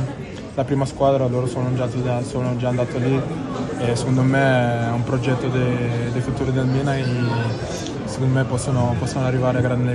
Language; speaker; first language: Italian; non-native, fluent; Portuguese